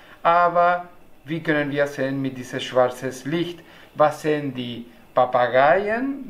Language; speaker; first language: German; non-native, learner; Spanish